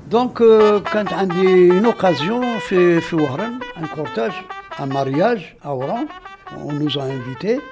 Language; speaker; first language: French; non-native, local second language; Arabic